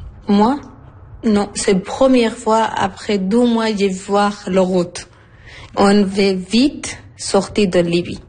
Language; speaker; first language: French; non-native, learner; Arabic